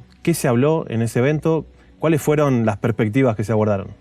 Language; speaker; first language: Spanish; native; Spanish